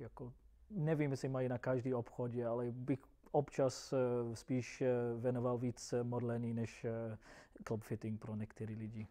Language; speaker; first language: Czech; non-native, fluent; English